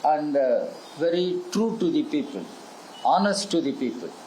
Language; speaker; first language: English; non-native, local second language; Tamil